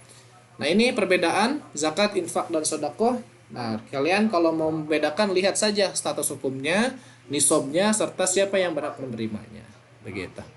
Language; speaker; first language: Indonesian; native; Indonesian